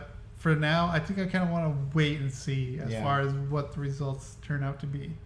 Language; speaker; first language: English; native; English